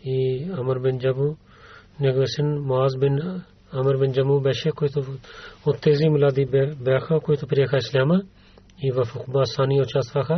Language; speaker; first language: Bulgarian; non-native, learner; Urdu